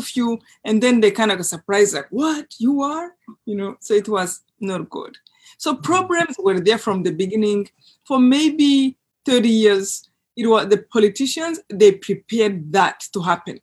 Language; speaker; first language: English; non-native, local second language; Kinyarwanda